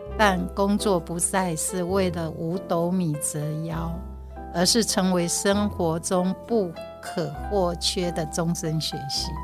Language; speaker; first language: Chinese; non-native, local second language; Min Nan Chinese